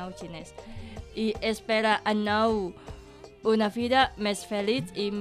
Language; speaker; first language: Catalan; non-native, learner; Indonesian